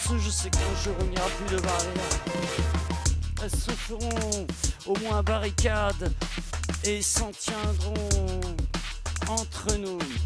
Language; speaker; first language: French; native; French